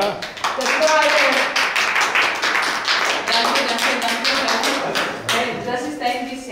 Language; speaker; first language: German; non-native, fluent; Greek